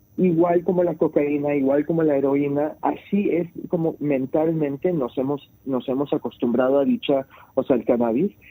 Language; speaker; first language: Spanish; early bilingual, heritage; Spanish